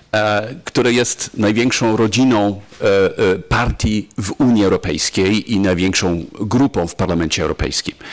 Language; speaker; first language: Polish; non-native, fluent; German